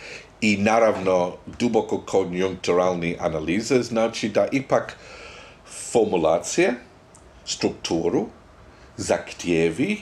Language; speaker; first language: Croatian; non-native, fluent; English